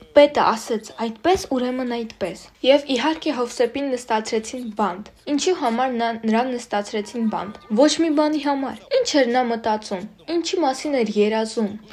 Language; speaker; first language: Armenian; non-native, local second language; Russian